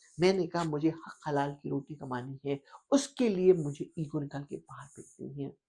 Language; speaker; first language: Urdu; native; Urdu